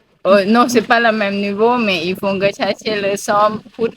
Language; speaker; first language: French; non-native, learner; Thai